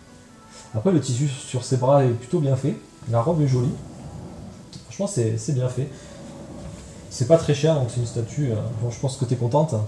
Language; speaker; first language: French; native; French